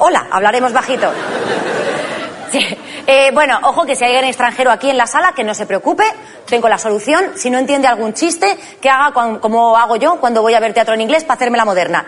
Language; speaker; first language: Spanish; native; Spanish